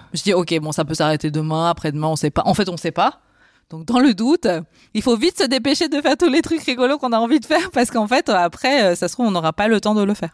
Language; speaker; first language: French; native; French